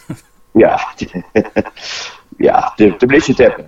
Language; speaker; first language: Danish; non-native, local second language; Faroese